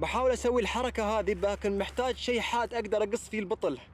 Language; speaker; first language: Arabic; native; Arabic